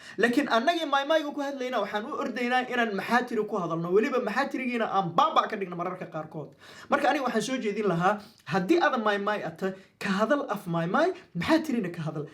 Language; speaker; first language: Somali; non-native, local second language; Maay